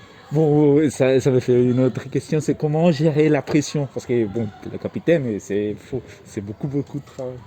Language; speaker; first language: French; non-native, fluent; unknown